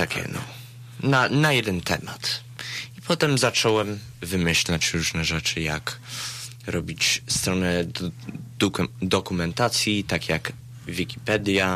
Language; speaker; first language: Polish; early bilingual, heritage; Polish